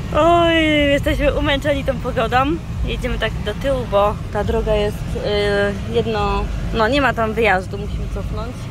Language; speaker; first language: Polish; early bilingual, heritage; Polish